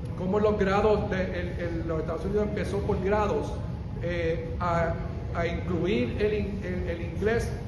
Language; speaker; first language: Spanish; early bilingual, heritage; Spanish